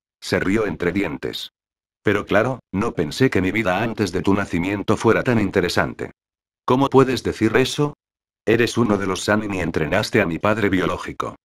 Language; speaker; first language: Spanish; native; Spanish